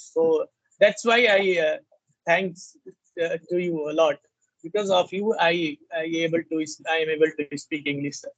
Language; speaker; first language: English; non-native, learner; Hindi